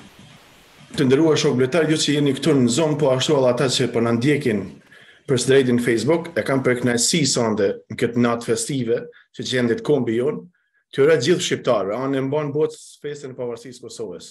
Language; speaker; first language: Albanian; native; Albanian